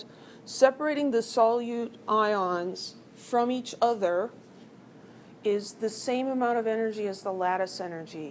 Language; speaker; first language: English; native; English